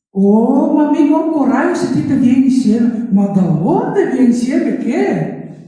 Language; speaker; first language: Italian; non-native, local second language; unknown